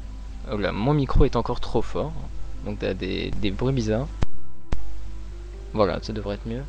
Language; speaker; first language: French; native; French